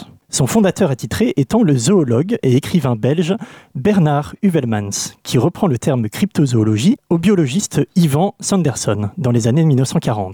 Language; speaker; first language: French; native; French